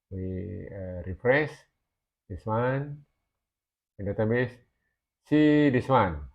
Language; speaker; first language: English; non-native, learner; Indonesian